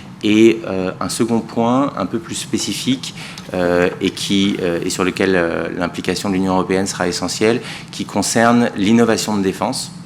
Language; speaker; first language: French; native; French